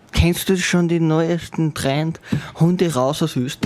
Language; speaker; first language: German; native; German